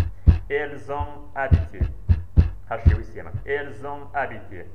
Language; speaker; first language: French; non-native, learner; Central Kurdish